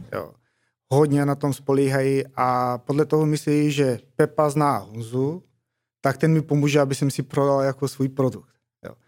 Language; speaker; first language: Czech; non-native, fluent; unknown